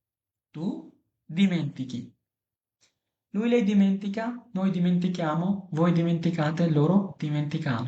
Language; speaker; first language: Italian; non-native, fluent; Bangla